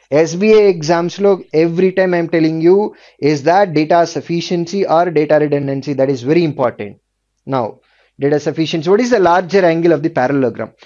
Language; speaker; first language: English; non-native, local second language; Telugu